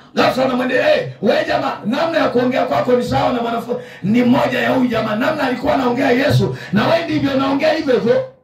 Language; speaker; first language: Swahili; native; Swahili